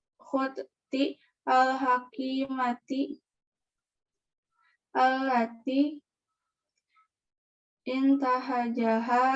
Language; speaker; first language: Arabic; non-native, learner; Indonesian